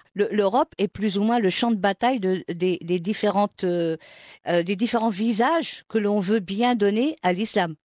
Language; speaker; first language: French; non-native, local second language; Arabic